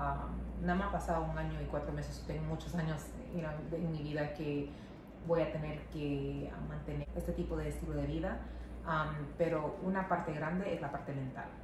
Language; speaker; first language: Spanish; non-native, local second language; English